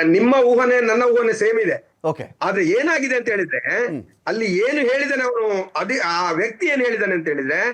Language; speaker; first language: Kannada; native; Kannada